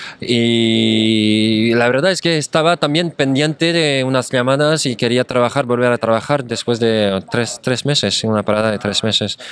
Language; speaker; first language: Spanish; non-native, fluent; French